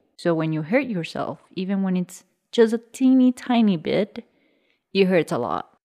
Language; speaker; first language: English; early bilingual, other home language; Spanish